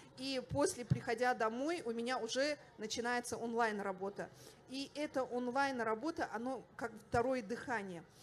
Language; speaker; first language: Russian; non-native, local second language; Avaric